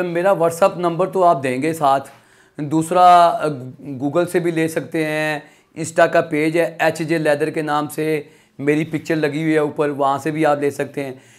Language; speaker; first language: Urdu; non-native, local second language; Punjabi